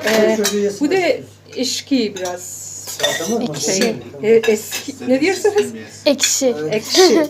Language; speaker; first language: Turkish; non-native, learner; Persian